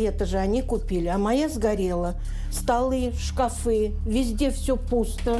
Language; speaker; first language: Russian; native; Russian